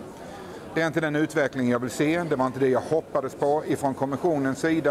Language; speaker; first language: Swedish; native; Swedish